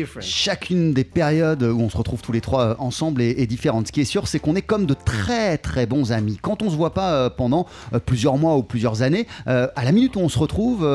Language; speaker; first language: French; native; French